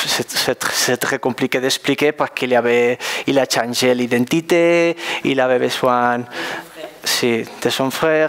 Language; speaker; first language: French; non-native, learner; Spanish